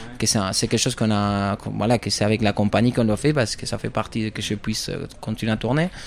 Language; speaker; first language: French; non-native, fluent; Spanish